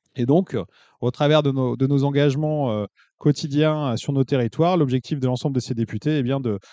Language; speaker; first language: French; native; French